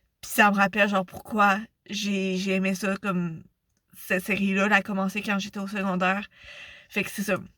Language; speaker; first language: French; native; French